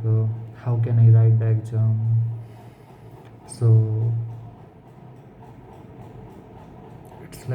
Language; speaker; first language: English; non-native, local second language; Hindi